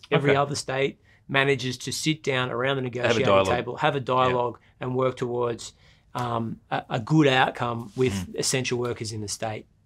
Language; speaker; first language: English; native; English